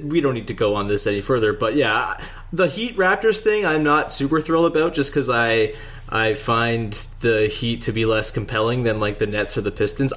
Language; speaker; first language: English; native; English